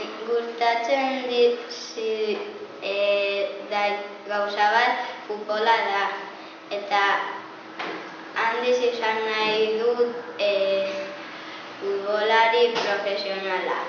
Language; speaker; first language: Basque; non-native, local second language; Spanish